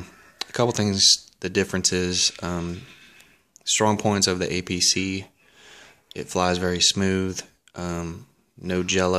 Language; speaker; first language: English; native; English